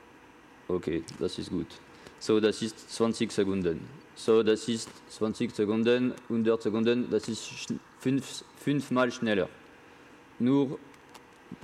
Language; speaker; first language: German; non-native, learner; French